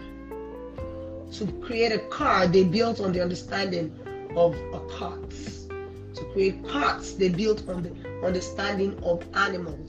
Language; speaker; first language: English; non-native, local second language; Yoruba